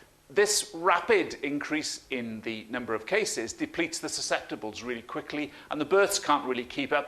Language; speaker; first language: English; native; English